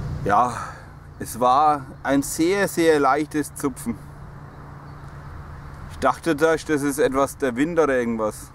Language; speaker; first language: German; native; German